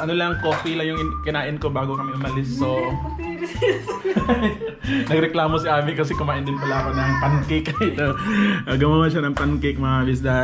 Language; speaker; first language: Filipino; non-native, local second language; Cebuano